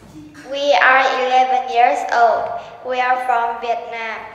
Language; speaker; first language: English; non-native, learner; Vietnamese